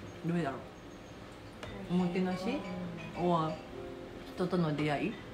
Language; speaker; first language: Japanese; native; Japanese